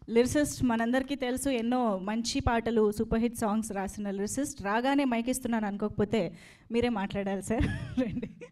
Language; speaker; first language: Telugu; native; Telugu